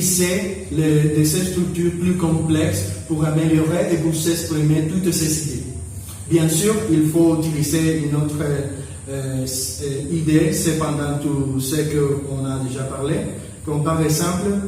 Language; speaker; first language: French; non-native, learner; Spanish